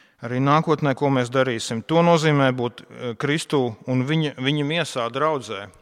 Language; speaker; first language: Latvian; non-native, local second language; Russian